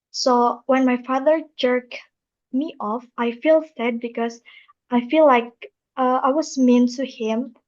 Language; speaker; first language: English; non-native, learner; Indonesian